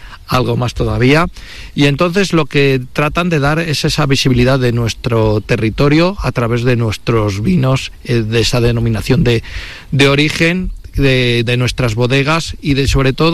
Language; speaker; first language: Spanish; native; Spanish